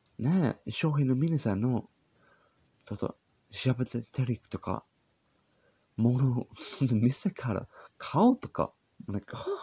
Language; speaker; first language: Japanese; non-native, learner; English